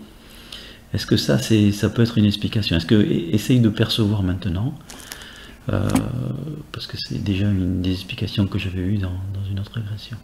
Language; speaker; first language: French; native; French